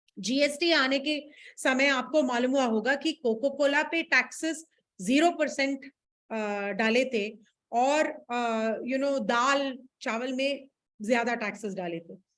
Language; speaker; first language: Hindi; non-native, local second language; Tamil